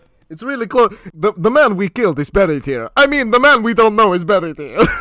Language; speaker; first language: English; native; English